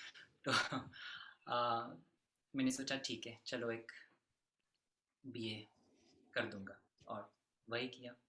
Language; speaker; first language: Hindi; non-native, fluent; French